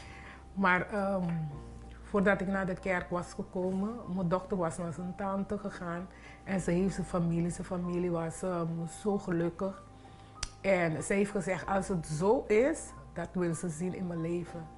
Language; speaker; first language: Dutch; non-native, local second language; Papiamento